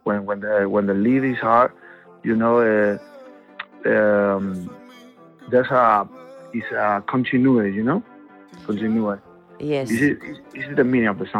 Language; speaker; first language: English; non-native, learner; Spanish